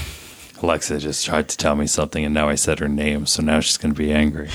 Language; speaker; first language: English; native; English